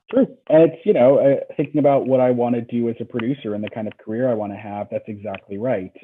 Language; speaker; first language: English; native; English